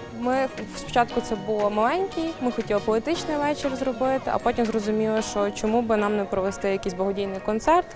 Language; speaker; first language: Ukrainian; native; Ukrainian